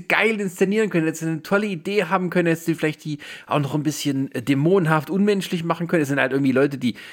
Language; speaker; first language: German; native; German